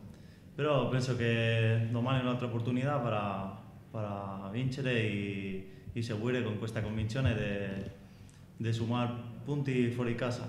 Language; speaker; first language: Italian; non-native, fluent; Spanish